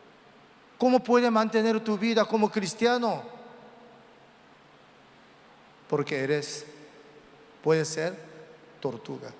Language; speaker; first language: Spanish; non-native, learner; Korean